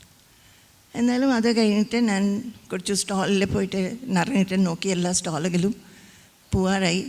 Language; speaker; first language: Malayalam; non-native, fluent; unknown